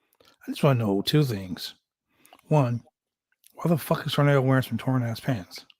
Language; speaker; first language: English; native; English